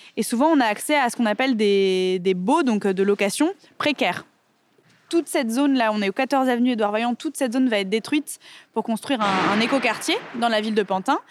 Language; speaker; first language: French; native; French